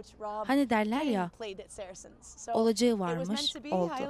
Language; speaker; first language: Turkish; non-native, learner; English